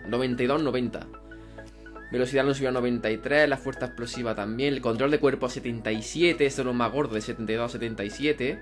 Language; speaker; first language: Spanish; native; Spanish